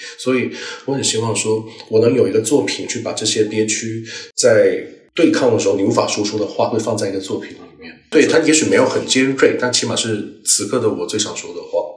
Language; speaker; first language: Chinese; non-native, local second language; Cantonese